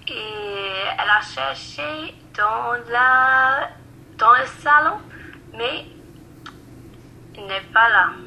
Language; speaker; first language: French; non-native, learner; English